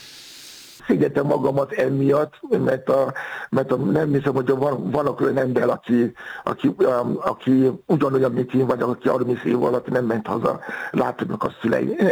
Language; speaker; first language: Hungarian; non-native, learner; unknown